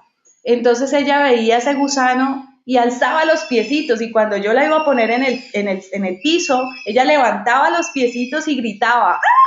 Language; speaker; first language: Spanish; native; Spanish